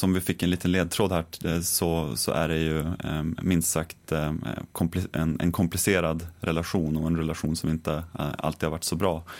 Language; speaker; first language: Swedish; native; Swedish